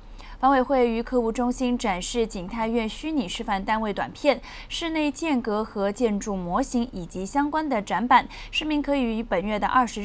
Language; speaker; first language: Chinese; non-native, local second language; Cantonese